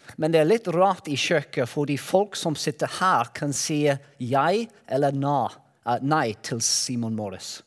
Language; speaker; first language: Norwegian; non-native, learner; Welsh